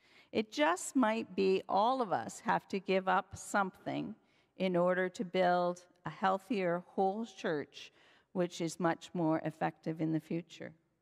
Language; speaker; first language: English; native; English